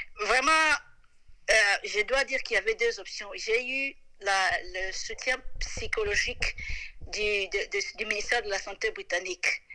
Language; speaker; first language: French; non-native, local second language; Lingala